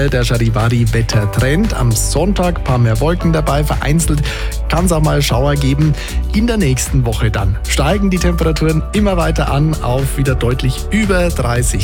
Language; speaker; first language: German; native; German